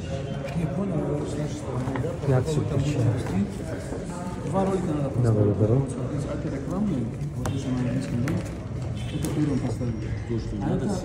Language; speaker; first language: Russian; non-native, local second language; Tajik